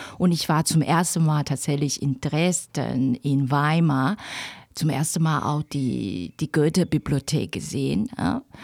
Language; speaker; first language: German; non-native, fluent; Chinese